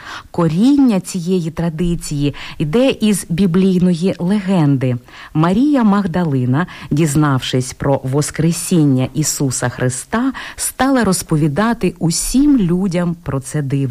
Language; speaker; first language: Ukrainian; native; Ukrainian